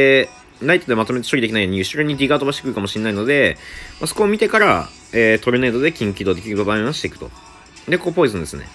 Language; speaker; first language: Japanese; native; Japanese